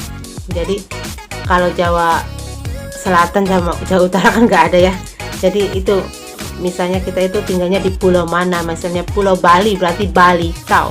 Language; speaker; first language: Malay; non-native, local second language; Javanese